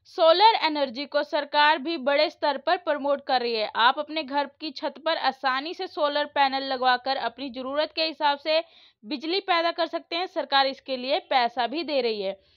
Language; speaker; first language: Hindi; native; Hindi